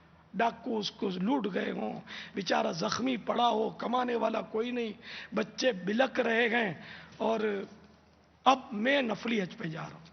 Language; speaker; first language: Urdu; native; Urdu